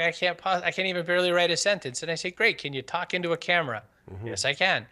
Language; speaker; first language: English; native; English